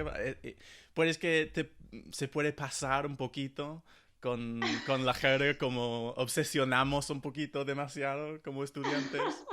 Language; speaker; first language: Spanish; non-native, fluent; English